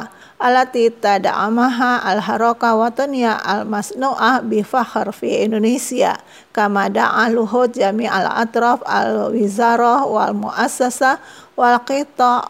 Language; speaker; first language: Arabic; non-native, fluent; Indonesian